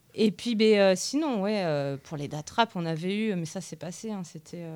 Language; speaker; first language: French; native; French